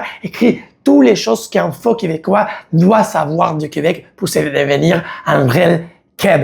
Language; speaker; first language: French; non-native, learner; Spanish